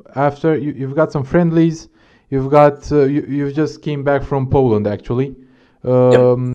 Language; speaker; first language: English; non-native, fluent; Romanian